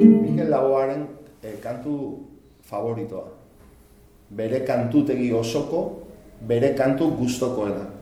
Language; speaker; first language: Basque; non-native, local second language; Spanish